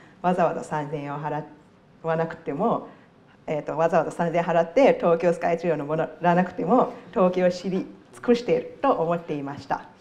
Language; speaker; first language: Japanese; non-native, fluent; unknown